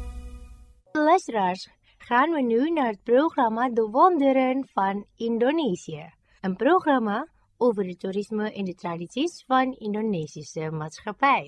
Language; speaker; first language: Dutch; non-native, learner; Indonesian